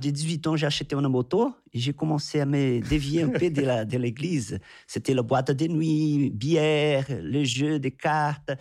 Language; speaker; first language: French; non-native, fluent; Portuguese